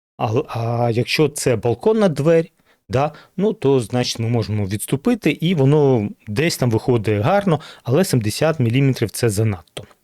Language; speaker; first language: Ukrainian; non-native, local second language; Russian